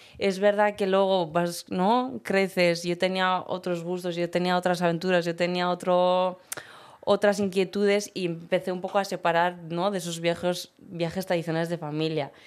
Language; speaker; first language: Spanish; early bilingual, other home language; Berber languages